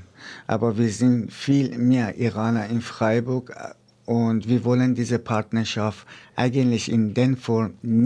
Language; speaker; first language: German; non-native, fluent; Persian